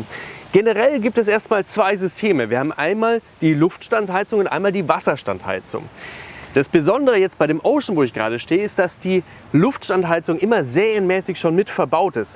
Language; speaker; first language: German; native; German